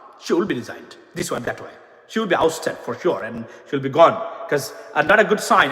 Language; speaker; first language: English; non-native, local second language; Bangla